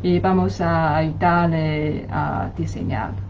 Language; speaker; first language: Spanish; non-native, learner; Chinese